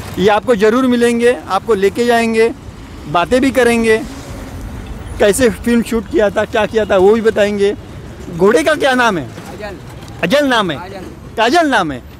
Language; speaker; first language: Hindi; non-native, local second language; Marathi